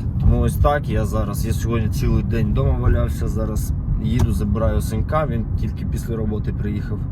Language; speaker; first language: Ukrainian; non-native, local second language; Russian